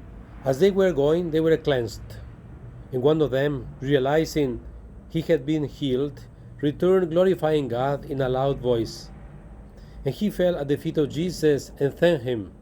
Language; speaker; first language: English; non-native, fluent; Spanish